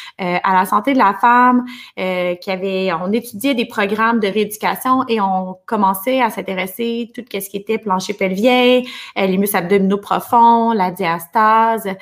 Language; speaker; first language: French; native; French